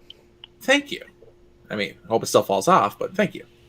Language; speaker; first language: English; native; English